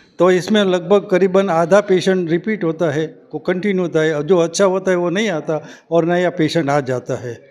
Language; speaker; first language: Hindi; non-native, local second language; Gujarati